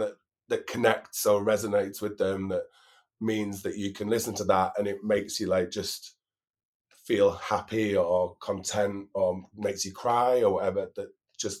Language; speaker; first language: English; native; English